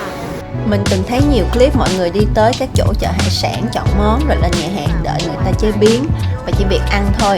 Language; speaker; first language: Vietnamese; native; Vietnamese